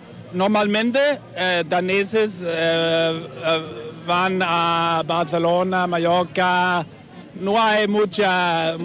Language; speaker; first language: Spanish; non-native, learner; Danish